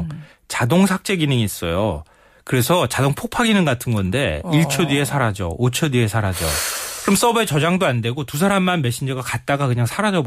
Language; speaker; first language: Korean; native; Korean